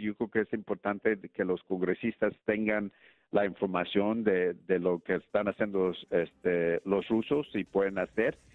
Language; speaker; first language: Spanish; early bilingual, heritage; Spanish